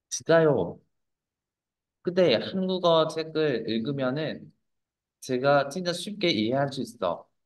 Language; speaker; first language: Korean; non-native, fluent; Vietnamese